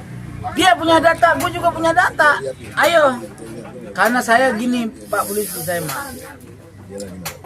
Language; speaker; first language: Indonesian; native; Indonesian